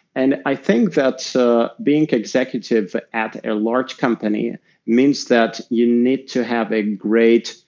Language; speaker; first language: English; non-native, fluent; Russian